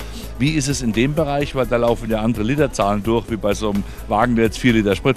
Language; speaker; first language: German; native; German